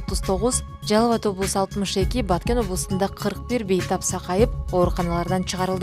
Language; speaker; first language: Kyrgyz; native; Kyrgyz